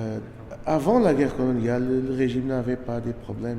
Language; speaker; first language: French; non-native, fluent; Portuguese